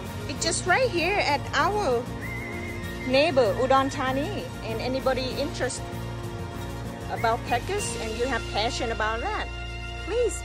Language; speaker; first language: English; non-native, fluent; Thai